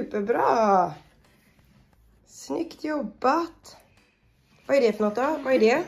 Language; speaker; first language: Swedish; native; Swedish